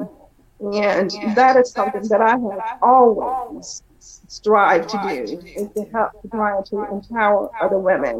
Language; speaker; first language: English; native; English